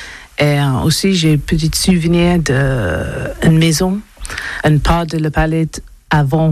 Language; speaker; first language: French; non-native, learner; English